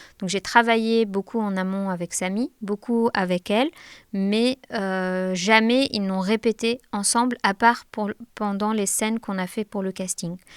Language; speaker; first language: French; non-native, local second language; Arabic